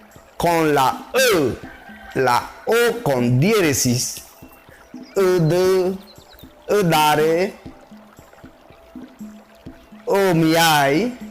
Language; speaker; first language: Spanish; non-native, local second language; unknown